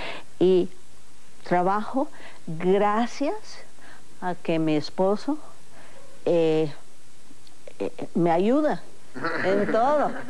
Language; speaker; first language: Spanish; non-native, fluent; English